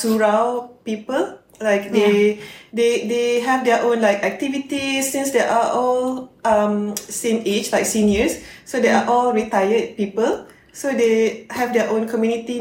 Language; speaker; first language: English; non-native, local second language; Malay